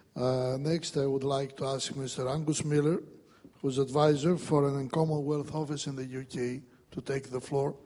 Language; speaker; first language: English; non-native, fluent; Greek